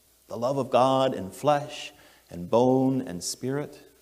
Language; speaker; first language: English; native; English